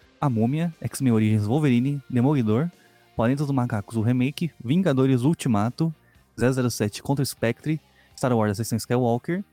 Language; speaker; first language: Portuguese; native; Portuguese